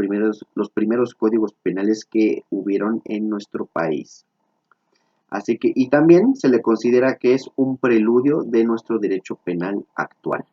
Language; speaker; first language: Spanish; native; Spanish